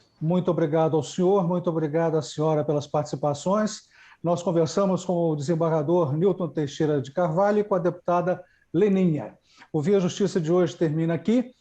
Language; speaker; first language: Portuguese; native; Portuguese